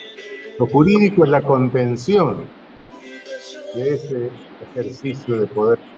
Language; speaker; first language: Spanish; native; Spanish